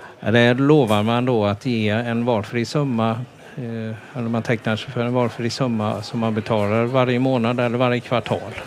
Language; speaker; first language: Swedish; native; Swedish